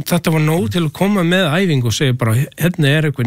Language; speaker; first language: Icelandic; non-native, learner; English